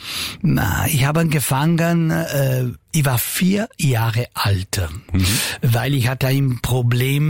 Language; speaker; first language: German; non-native, local second language; Italian